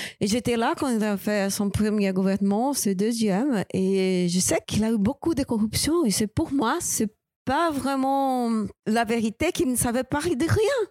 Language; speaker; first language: French; non-native, fluent; Portuguese